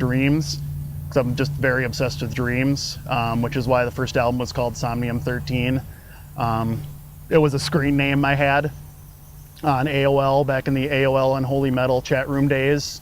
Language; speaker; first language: English; native; English